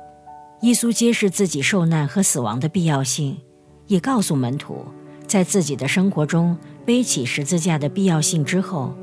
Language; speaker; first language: Chinese; native; Chinese